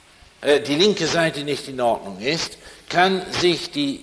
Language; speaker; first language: German; non-native, fluent; English